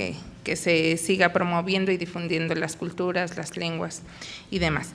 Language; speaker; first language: Spanish; non-native, local second language; Nahuatl languages